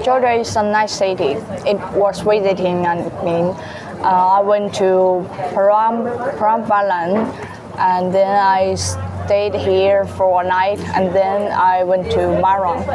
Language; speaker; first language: English; non-native, learner; Chinese